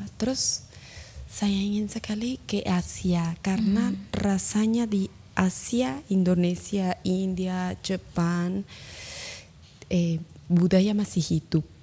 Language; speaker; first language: Indonesian; non-native, learner; Spanish